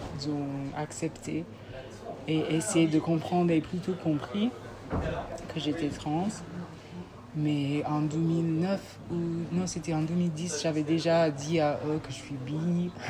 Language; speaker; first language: French; non-native, fluent; English